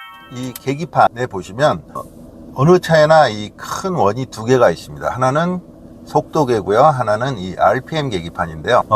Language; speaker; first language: Korean; native; Korean